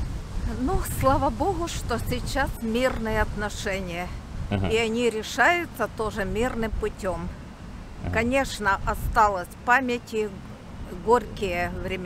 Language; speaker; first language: Russian; native; Russian